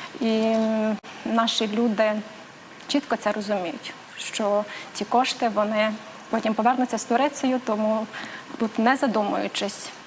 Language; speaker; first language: Ukrainian; native; Ukrainian